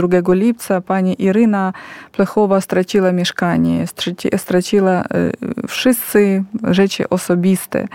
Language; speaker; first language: Polish; non-native, fluent; Ukrainian